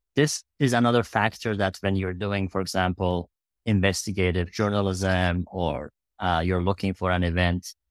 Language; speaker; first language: English; non-native, fluent; Persian